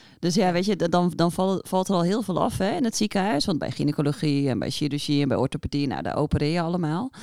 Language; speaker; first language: Dutch; native; Dutch